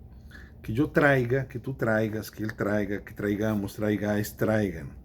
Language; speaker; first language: Spanish; non-native, fluent; Portuguese